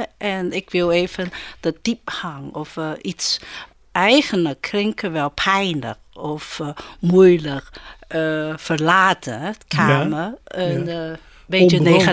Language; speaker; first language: Dutch; non-native, learner; Chinese